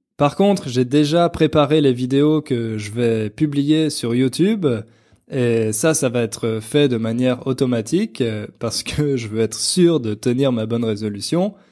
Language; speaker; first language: French; native; French